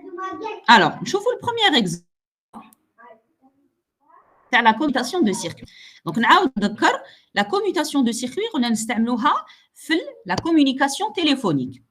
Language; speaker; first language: French; non-native, local second language; Arabic